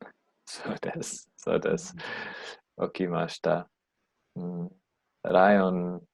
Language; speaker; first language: Japanese; non-native, learner; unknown